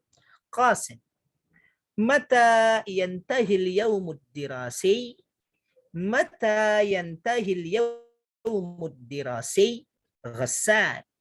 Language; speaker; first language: Arabic; non-native, fluent; Indonesian